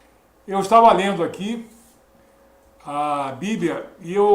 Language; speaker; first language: Portuguese; native; Portuguese